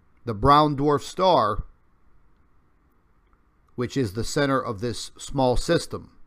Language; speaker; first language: English; native; English